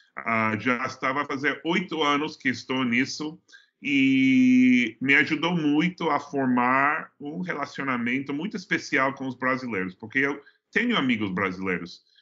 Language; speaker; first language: Portuguese; non-native, fluent; English